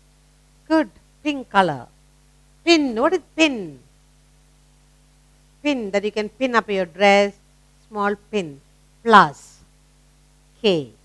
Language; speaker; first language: English; non-native, local second language; Tamil